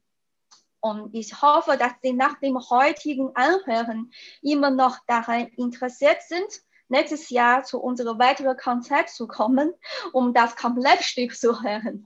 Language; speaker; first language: German; non-native, fluent; Chinese